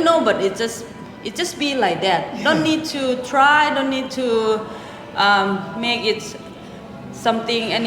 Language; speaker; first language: English; non-native, local second language; Thai